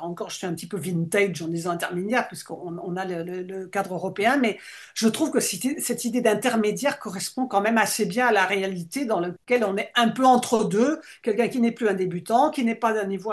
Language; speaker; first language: French; native; French